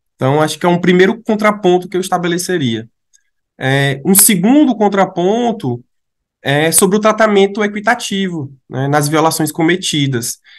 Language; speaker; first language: Portuguese; native; Portuguese